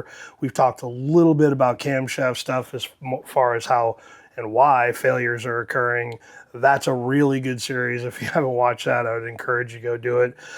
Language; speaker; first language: English; native; English